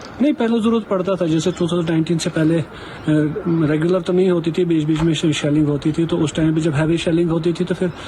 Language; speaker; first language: Urdu; non-native, local second language; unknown